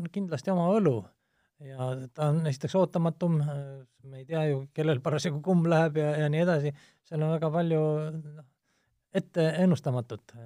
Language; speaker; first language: Estonian; native; Estonian